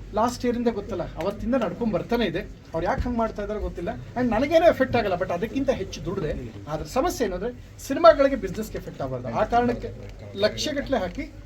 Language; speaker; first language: Kannada; native; Kannada